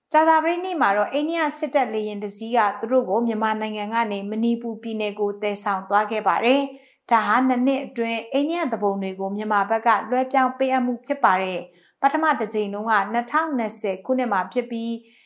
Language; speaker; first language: Burmese; native; Burmese